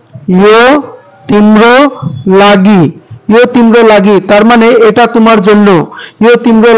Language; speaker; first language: Nepali; non-native, fluent; Bangla